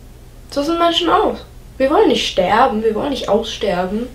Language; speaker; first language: German; non-native, fluent; English